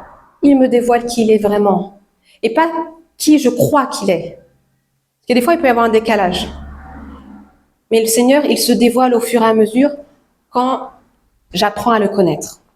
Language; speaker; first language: French; native; French